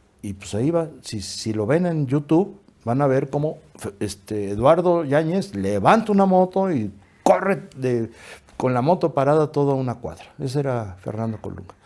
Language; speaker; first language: Spanish; native; Spanish